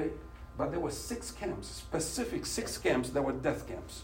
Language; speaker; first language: English; non-native, fluent; Polish